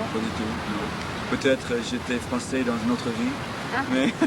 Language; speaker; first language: French; non-native, fluent; English